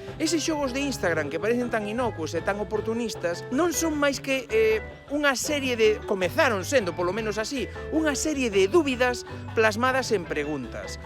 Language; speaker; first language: Galician; non-native, local second language; Spanish